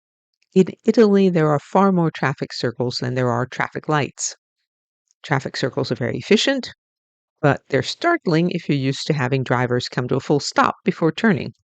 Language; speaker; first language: English; native; English